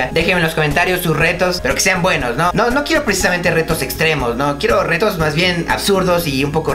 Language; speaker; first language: Spanish; native; Spanish